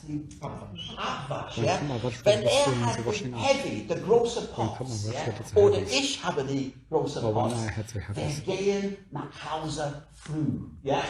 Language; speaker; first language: German; non-native, learner; English